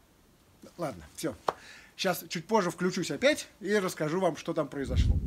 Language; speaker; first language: Russian; native; Russian